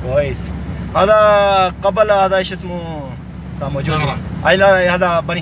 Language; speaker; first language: Arabic; non-native, learner; Punjabi